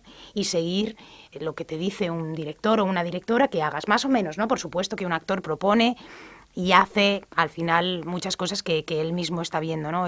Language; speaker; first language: Spanish; native; Spanish